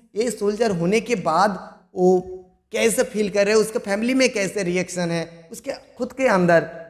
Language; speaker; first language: Hindi; non-native, local second language; Bangla